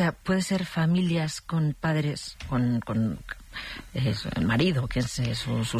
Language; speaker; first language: Spanish; native; Spanish